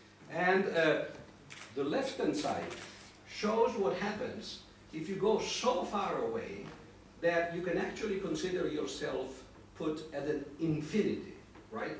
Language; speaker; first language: English; non-native, fluent; Italian